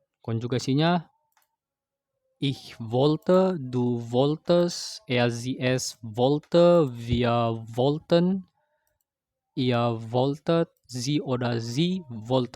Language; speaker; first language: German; non-native, fluent; Indonesian